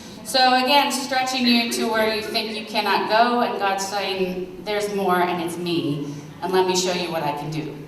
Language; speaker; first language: English; native; English